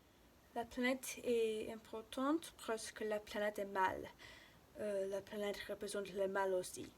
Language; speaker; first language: French; non-native, learner; English